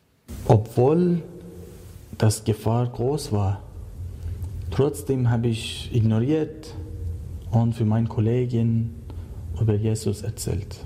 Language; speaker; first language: German; non-native, learner; Persian